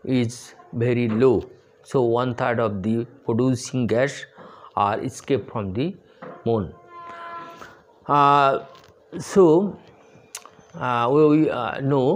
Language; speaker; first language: English; non-native, local second language; Bangla